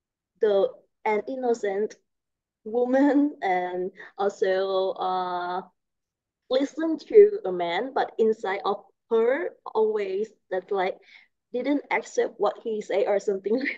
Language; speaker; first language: English; non-native, learner; Thai